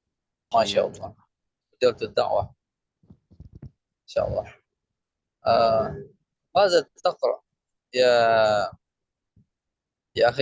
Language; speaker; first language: Arabic; non-native, learner; Indonesian